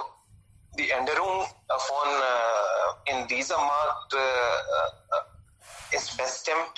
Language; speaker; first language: German; non-native, learner; Hindi